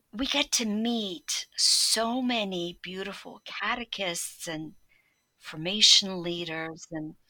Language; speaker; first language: English; early bilingual, other home language; Polish